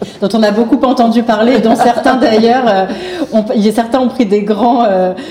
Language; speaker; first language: French; native; French